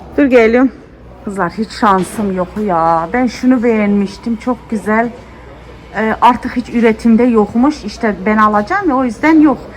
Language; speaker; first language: Turkish; early bilingual, heritage; Turkish